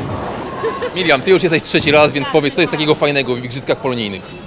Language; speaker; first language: Polish; native; Polish